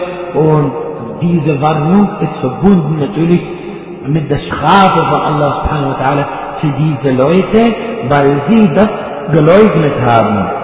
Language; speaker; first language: German; non-native, fluent; Arabic